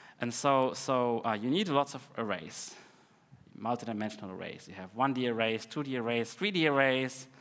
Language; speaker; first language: English; non-native, fluent; Russian